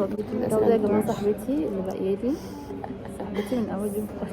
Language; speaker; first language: Arabic; native; Arabic